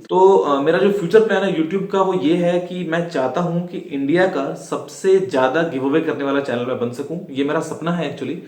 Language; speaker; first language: Hindi; native; Hindi